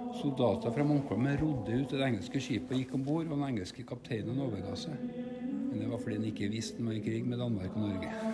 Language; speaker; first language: Norwegian; native; Norwegian